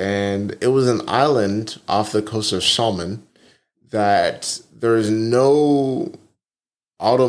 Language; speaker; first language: English; native; English